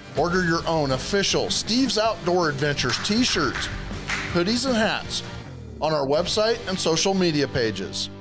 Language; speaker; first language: English; native; English